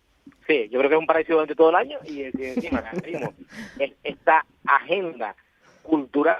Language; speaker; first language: Spanish; native; Spanish